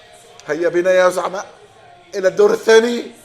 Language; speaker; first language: Arabic; native; Arabic